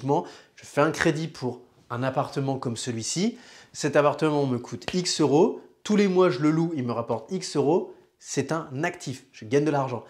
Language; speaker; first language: French; native; French